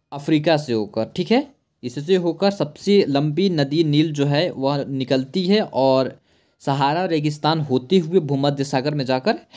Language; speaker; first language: Hindi; native; Hindi